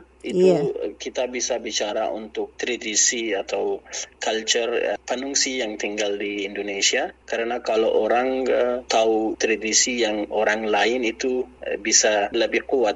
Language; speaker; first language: Indonesian; non-native, learner; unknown